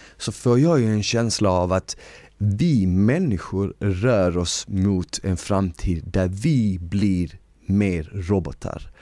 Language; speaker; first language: Swedish; early bilingual, other home language; Bosnian